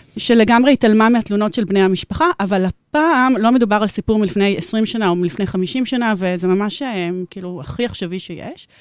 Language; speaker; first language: Hebrew; native; Hebrew